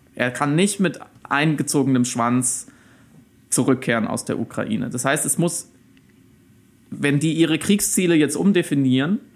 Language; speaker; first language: German; native; German